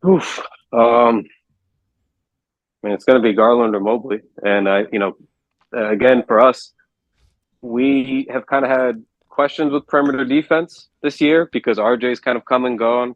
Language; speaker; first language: English; native; English